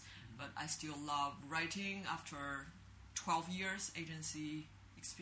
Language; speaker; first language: English; non-native, learner; Chinese